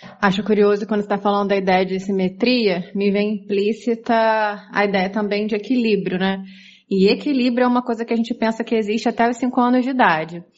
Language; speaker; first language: Portuguese; native; Portuguese